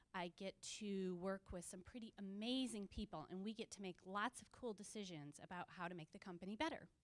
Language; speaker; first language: English; native; English